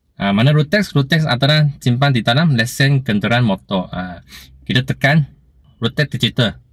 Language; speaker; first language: Malay; non-native, local second language; Chinese